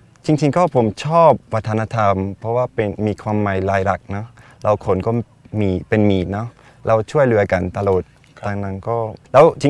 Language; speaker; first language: Thai; non-native, fluent; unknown